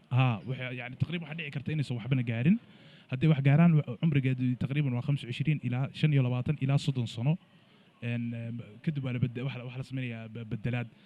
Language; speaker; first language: Somali; early bilingual, heritage; Somali